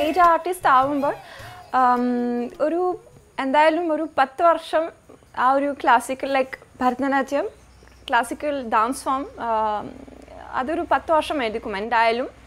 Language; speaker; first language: Malayalam; non-native, fluent; French